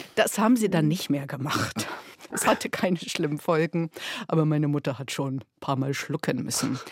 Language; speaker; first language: German; native; German